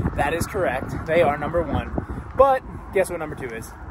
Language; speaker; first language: English; native; English